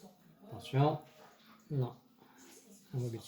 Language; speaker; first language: French; native; French